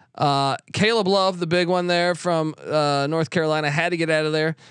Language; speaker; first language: English; native; English